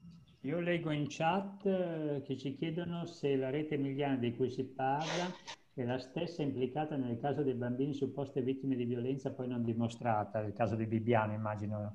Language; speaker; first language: Italian; native; Italian